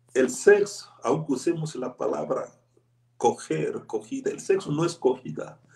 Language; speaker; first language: Spanish; non-native, fluent; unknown